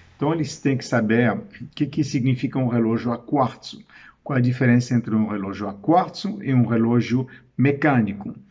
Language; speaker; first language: Portuguese; non-native, fluent; French